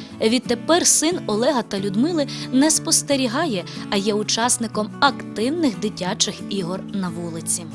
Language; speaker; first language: Ukrainian; native; Ukrainian